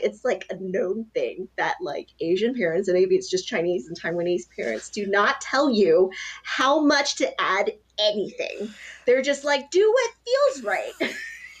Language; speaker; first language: English; early bilingual, other home language; Chinese